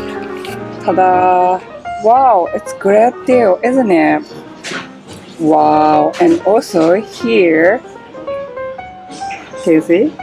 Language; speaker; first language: English; non-native, learner; Japanese